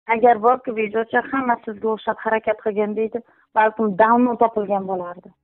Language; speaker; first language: Uzbek; early bilingual, heritage; Uzbek